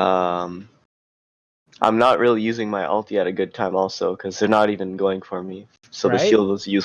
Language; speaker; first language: English; native; English